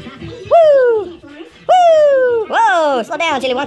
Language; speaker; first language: English; native; English